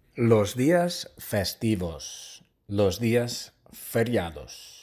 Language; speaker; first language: Spanish; non-native, fluent; English